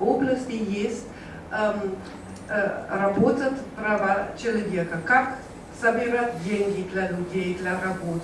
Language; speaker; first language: Russian; non-native, learner; German